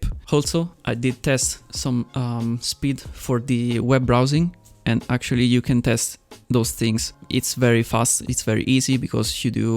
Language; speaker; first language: English; non-native, fluent; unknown